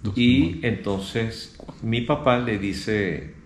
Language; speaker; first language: Spanish; early bilingual, other home language; Japanese